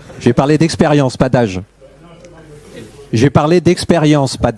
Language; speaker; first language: French; native; French